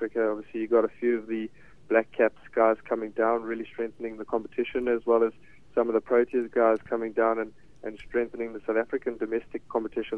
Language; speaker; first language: English; native; English